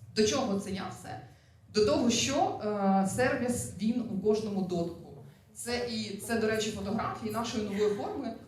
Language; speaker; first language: Ukrainian; non-native, local second language; Russian